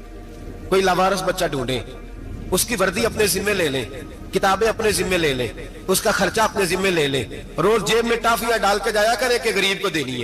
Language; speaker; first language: Hindi; non-native, local second language; Punjabi